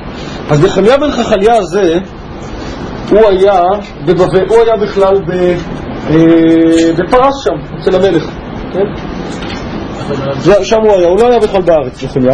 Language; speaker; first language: Hebrew; native; Hebrew